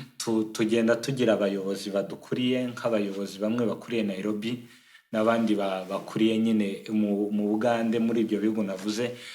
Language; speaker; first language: Kinyarwanda; native; Kinyarwanda